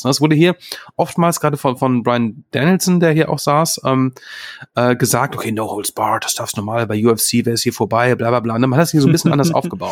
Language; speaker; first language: German; native; German